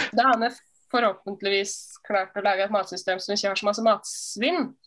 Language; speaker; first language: Norwegian; native; Norwegian